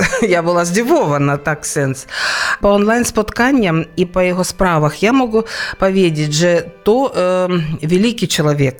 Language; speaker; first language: Ukrainian; non-native, local second language; Russian